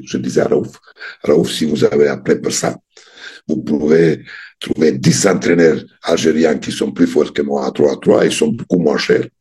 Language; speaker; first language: French; non-native, fluent; Serbian